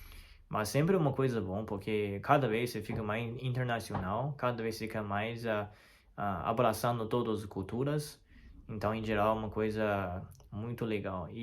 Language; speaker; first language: Portuguese; non-native, fluent; Chinese